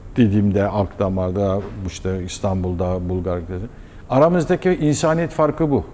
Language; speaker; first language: Turkish; native; Turkish